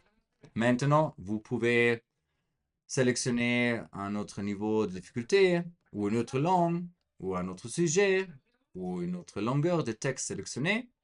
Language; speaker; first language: French; non-native, fluent; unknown